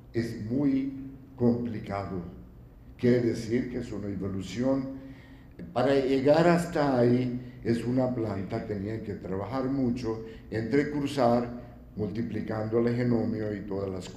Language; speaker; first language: Spanish; non-native, fluent; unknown